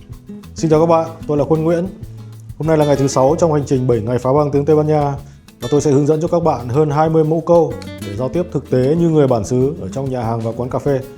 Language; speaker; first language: Vietnamese; native; Vietnamese